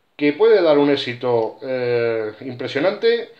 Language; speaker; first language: Spanish; native; Spanish